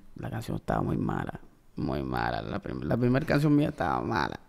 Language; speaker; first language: Spanish; early bilingual, heritage; Spanish